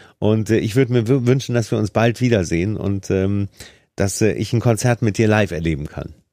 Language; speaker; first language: German; native; German